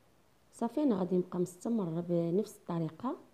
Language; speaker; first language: Arabic; native; Arabic